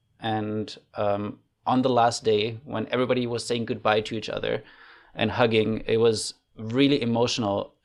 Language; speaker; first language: English; non-native, fluent; German